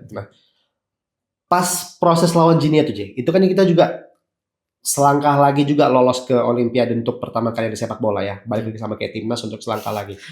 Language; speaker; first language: Indonesian; native; Indonesian